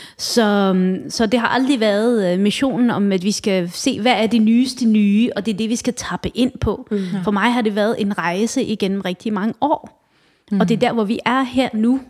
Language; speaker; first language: Danish; early bilingual, other home language; Arabic